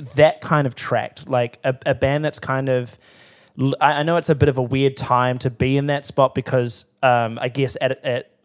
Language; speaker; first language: English; native; English